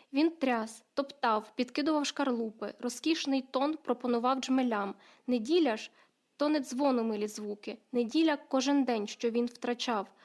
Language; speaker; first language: Ukrainian; native; Ukrainian